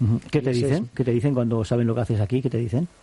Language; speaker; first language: Spanish; native; Spanish